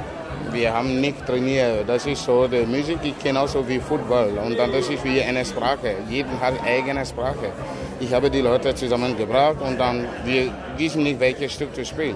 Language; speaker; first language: German; non-native, learner; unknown